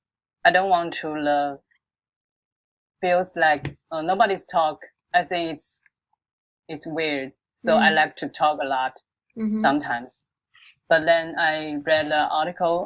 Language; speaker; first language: English; non-native, local second language; Chinese